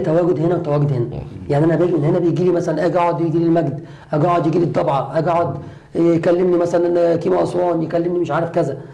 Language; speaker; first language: Arabic; native; Arabic